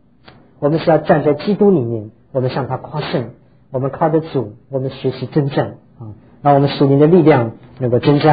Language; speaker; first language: Chinese; native; Chinese